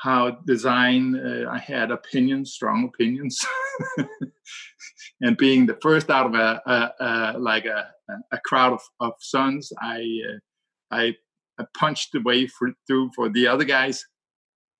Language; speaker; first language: English; non-native, fluent; Danish